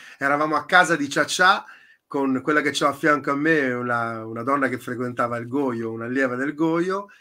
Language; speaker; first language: Italian; native; Italian